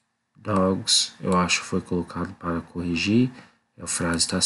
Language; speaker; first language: Portuguese; non-native, learner; English